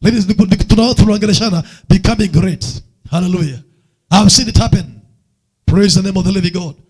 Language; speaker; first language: English; non-native, local second language; Swahili